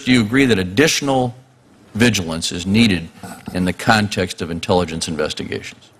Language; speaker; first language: English; native; English